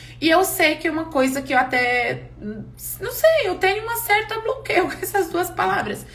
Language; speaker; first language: Portuguese; non-native, fluent; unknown